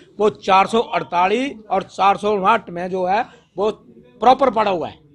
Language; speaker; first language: Hindi; native; Hindi